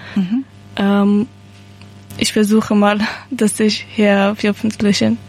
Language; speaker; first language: German; non-native, learner; Persian